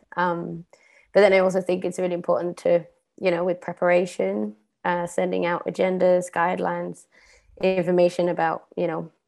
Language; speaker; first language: English; non-native, fluent; Swedish